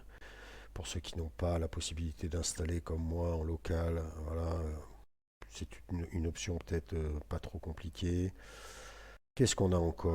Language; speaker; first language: French; native; French